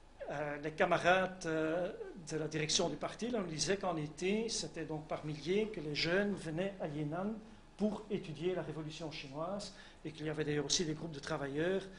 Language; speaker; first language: French; native; French